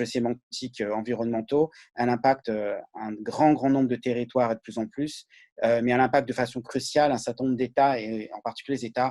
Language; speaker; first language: French; native; French